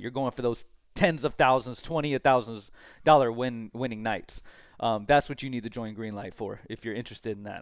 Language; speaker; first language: English; native; English